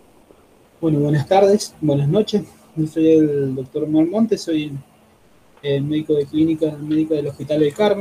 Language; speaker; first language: Spanish; native; Spanish